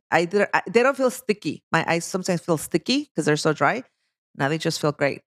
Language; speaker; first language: English; non-native, fluent; Spanish